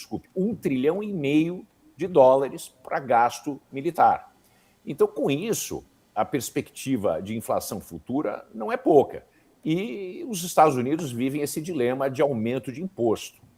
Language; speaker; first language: Portuguese; native; Portuguese